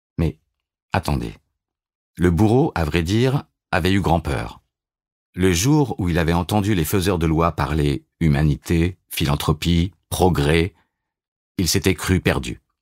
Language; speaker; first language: French; native; French